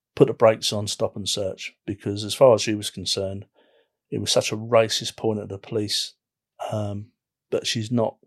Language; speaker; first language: English; native; English